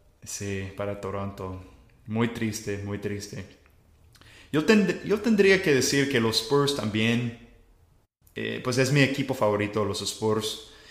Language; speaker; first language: Spanish; non-native, fluent; English